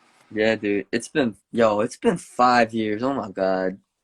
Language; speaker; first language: English; early bilingual, other home language; Korean